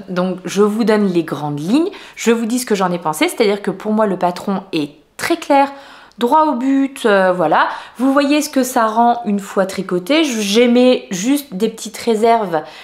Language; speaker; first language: French; native; French